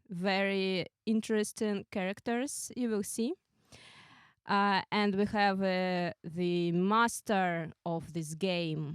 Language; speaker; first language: English; non-native, fluent; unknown